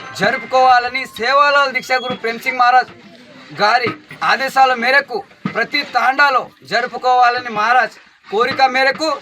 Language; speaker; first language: Telugu; non-native, local second language; Lambadi